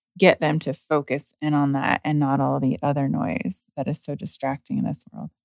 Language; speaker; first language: English; native; English